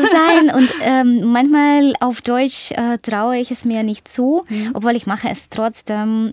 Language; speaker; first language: German; non-native, fluent; Ukrainian